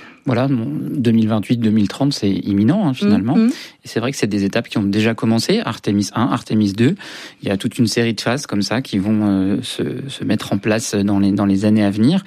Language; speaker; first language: French; native; French